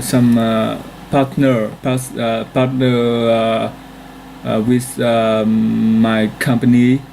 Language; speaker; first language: English; non-native, learner; Vietnamese